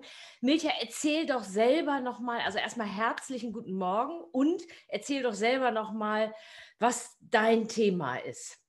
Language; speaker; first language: German; native; German